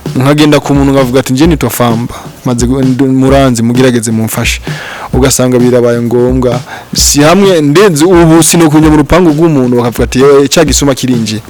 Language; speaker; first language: Rundi; non-native, local second language; Swahili